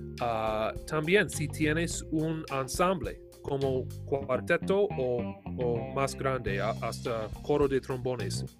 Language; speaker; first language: Spanish; non-native, learner; English